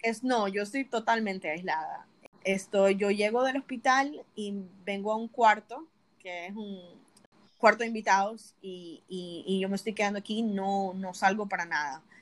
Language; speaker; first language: Spanish; native; Spanish